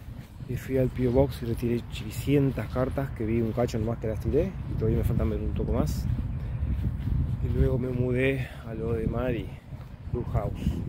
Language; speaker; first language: Spanish; native; Spanish